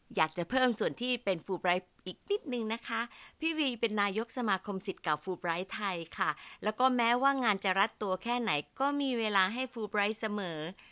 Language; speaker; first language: Thai; native; Thai